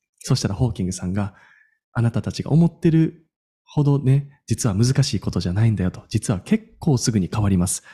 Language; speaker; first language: Japanese; native; Japanese